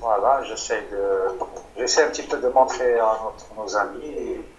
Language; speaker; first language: French; non-native, local second language; Arabic